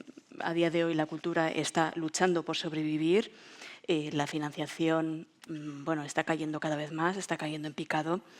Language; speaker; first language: Spanish; native; Spanish